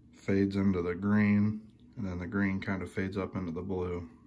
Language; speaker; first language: English; native; English